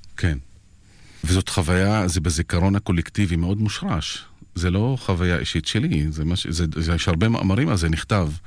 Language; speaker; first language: Hebrew; non-native, local second language; Arabic